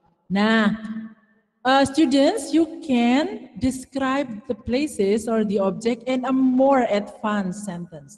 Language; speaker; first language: English; non-native, fluent; Indonesian